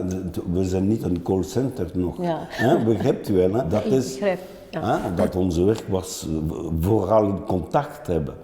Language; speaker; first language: Dutch; non-native, local second language; French